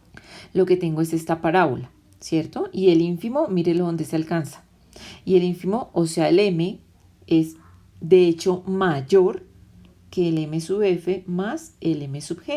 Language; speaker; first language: Spanish; native; Spanish